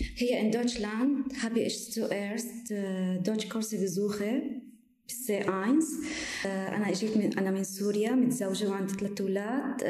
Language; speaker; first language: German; non-native, fluent; Arabic